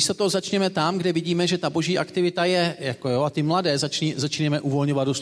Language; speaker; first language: Czech; native; Czech